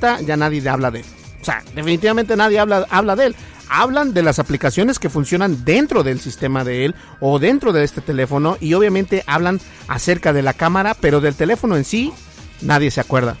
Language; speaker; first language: Spanish; native; Spanish